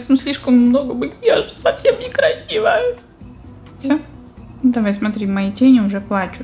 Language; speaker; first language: Russian; native; Russian